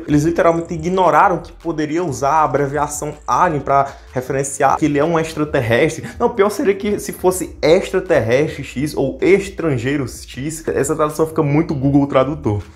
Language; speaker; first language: Portuguese; native; Portuguese